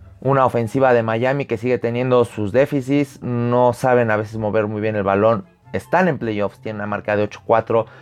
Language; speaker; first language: Spanish; native; Spanish